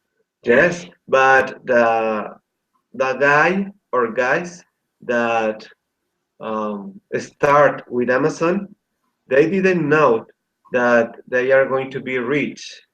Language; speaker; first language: English; non-native, learner; Spanish